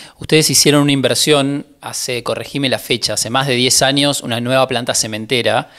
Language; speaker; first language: Spanish; native; Spanish